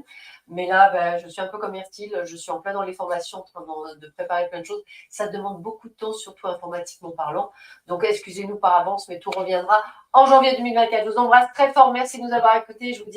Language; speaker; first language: French; native; French